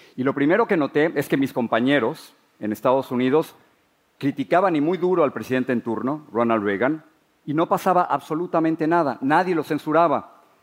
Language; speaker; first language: Spanish; native; Spanish